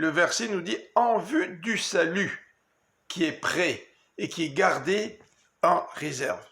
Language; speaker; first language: French; native; French